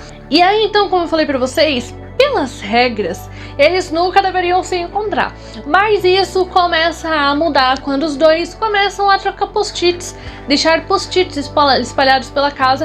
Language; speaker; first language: Portuguese; native; Portuguese